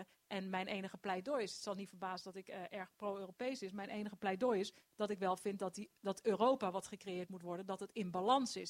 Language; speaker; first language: Dutch; native; Dutch